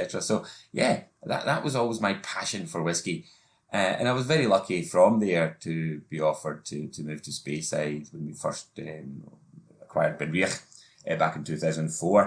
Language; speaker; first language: English; native; English